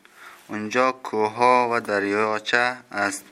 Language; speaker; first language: French; non-native, learner; Persian